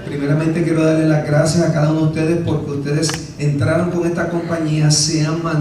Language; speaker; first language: Spanish; native; Spanish